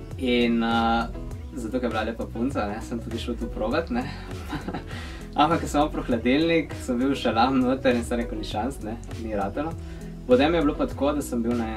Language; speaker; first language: Slovenian; native; Slovenian